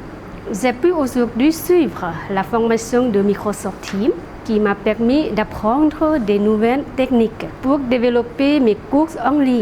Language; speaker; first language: French; non-native, fluent; Lao